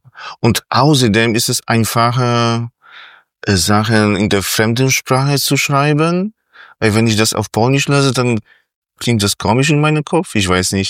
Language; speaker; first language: German; non-native, fluent; Polish